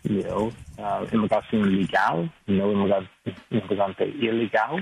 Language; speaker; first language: Spanish; non-native, learner; English